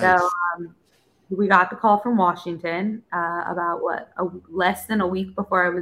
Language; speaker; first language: English; native; English